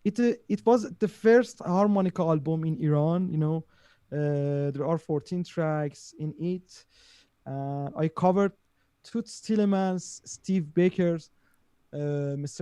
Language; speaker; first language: English; non-native, learner; Persian